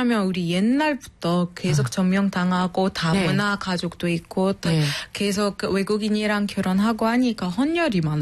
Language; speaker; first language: Korean; non-native, fluent; Arabic